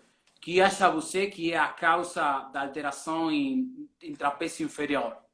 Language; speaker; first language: Portuguese; non-native, learner; Spanish